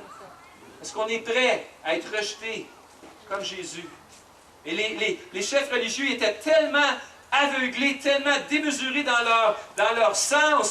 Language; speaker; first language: French; native; French